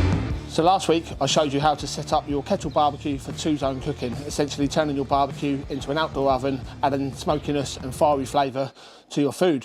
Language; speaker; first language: English; native; English